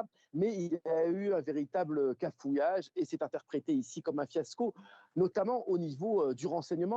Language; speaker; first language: French; native; French